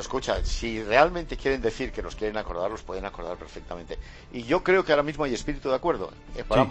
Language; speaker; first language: Spanish; native; Spanish